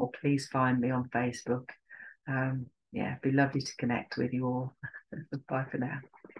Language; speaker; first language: English; native; English